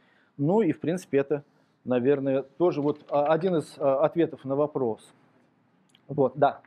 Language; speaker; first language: Russian; native; Russian